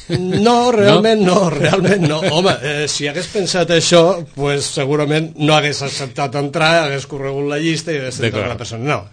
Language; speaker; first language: Catalan; non-native, local second language; Spanish